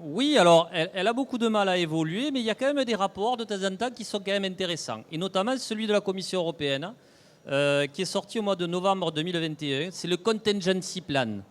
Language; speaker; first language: French; native; French